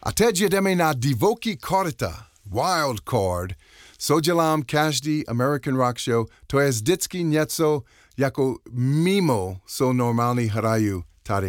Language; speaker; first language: Czech; non-native, fluent; English